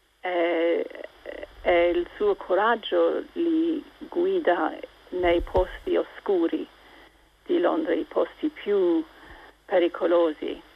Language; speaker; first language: Italian; non-native, local second language; English